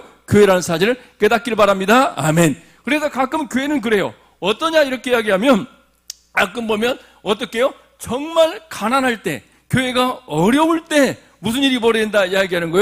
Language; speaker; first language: Korean; native; Korean